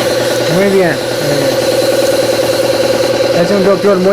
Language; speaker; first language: Spanish; non-native, learner; English